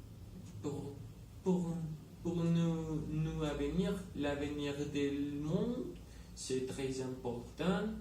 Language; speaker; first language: French; non-native, learner; Spanish